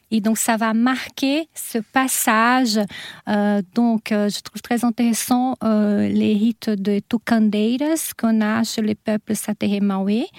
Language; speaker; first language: French; non-native, fluent; Portuguese